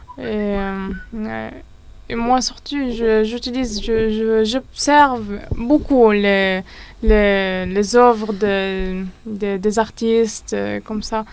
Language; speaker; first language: French; non-native, learner; Arabic